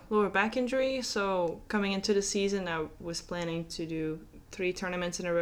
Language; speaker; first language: English; non-native, fluent; Dutch